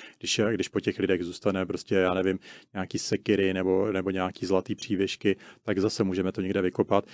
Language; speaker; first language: Czech; native; Czech